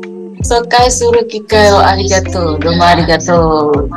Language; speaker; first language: Japanese; non-native, learner; Indonesian